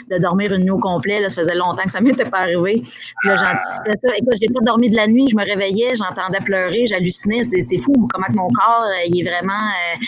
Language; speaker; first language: French; native; French